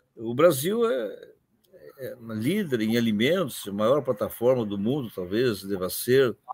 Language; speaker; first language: Portuguese; native; Portuguese